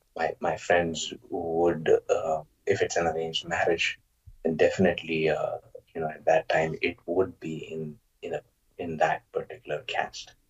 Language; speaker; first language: English; non-native, local second language; Marathi